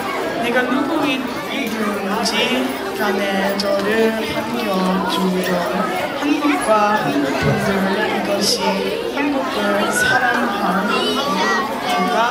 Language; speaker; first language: Korean; early bilingual, heritage; English